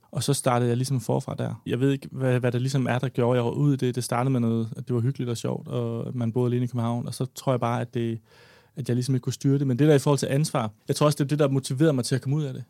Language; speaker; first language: Danish; native; Danish